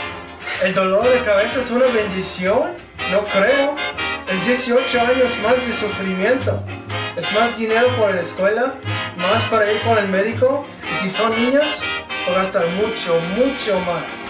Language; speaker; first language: Spanish; non-native, learner; English